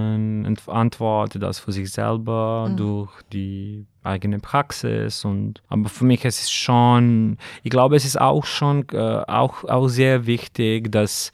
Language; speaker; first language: German; non-native, fluent; Serbian